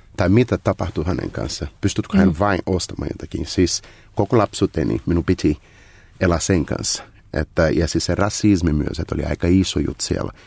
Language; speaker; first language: Finnish; non-native, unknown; Portuguese